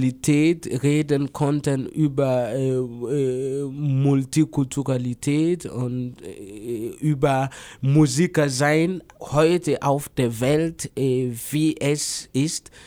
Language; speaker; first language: German; non-native, fluent; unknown